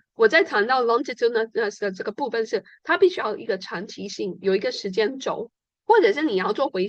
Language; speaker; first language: Chinese; native; Chinese